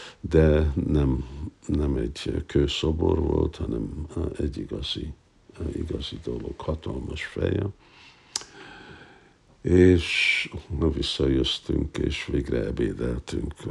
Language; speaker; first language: Hungarian; non-native, fluent; English